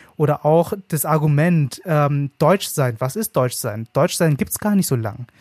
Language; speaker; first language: German; early bilingual, other home language; Vietnamese